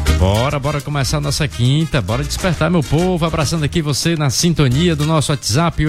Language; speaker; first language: Portuguese; native; Portuguese